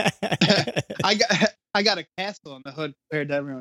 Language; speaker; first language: English; native; English